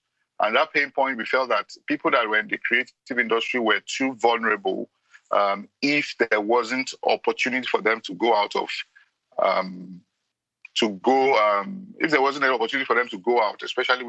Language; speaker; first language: English; non-native, local second language; Yoruba